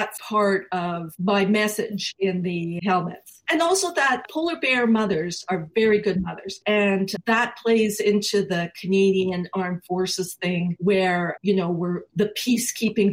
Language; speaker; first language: English; native; English